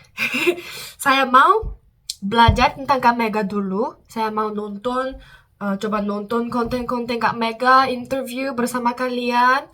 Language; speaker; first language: Indonesian; non-native, fluent; Korean